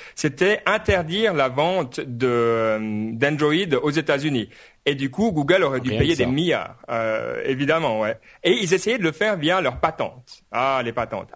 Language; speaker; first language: French; native; French